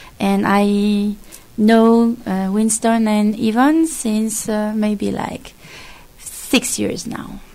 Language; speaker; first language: English; non-native, fluent; French